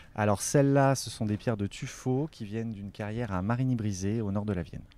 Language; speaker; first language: French; native; French